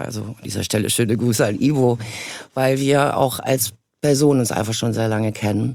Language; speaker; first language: German; native; German